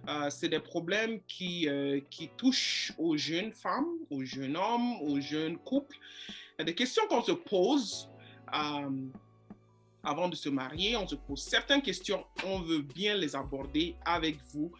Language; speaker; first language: French; non-native, fluent; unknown